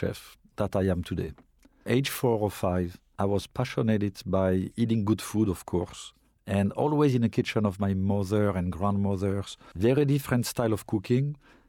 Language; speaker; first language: English; non-native, fluent; French